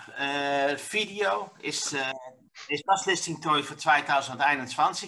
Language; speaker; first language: German; non-native, learner; Dutch